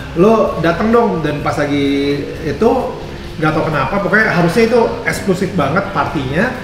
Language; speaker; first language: Indonesian; native; Indonesian